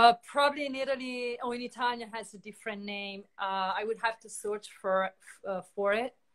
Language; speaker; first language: English; non-native, fluent; Italian